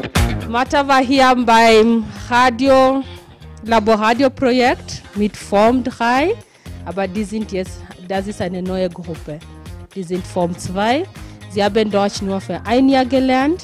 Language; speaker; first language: German; non-native, fluent; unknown